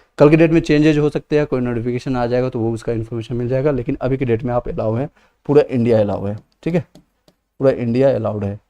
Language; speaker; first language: Hindi; native; Hindi